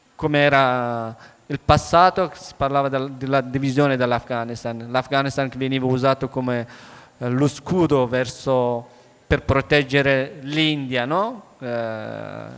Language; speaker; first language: Italian; early bilingual, other home language; Persian